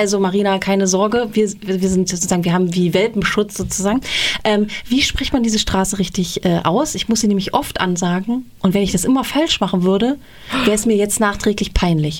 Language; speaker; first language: German; native; German